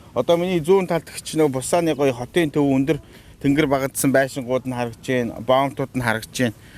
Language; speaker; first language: Mongolian; native; Mongolian